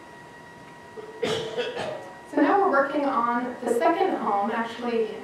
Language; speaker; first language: English; native; English